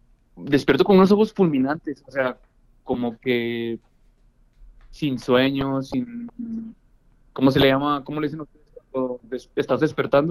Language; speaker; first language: Spanish; native; Spanish